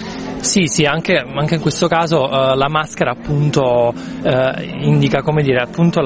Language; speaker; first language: Italian; native; Italian